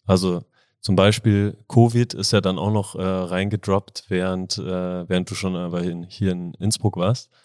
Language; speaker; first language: German; native; German